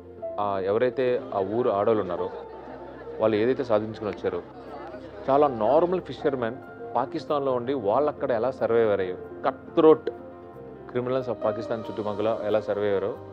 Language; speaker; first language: Telugu; native; Telugu